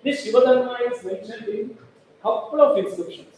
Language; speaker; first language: English; non-native, local second language; Malayalam